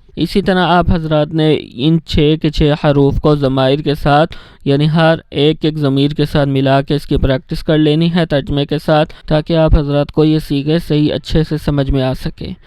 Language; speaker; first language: Urdu; native; Urdu